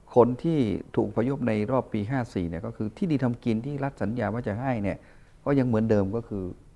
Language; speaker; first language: Thai; non-native, local second language; Karen languages